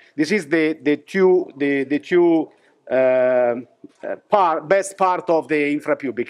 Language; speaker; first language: English; non-native, fluent; Italian